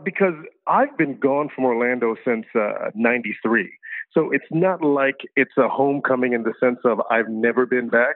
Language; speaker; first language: English; native; English